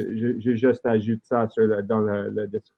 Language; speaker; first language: French; non-native, learner; English